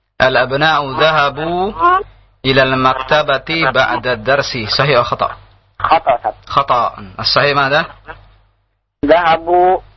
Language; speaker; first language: Arabic; non-native, fluent; Indonesian